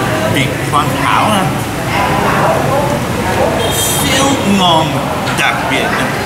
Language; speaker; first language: Vietnamese; non-native, learner; Japanese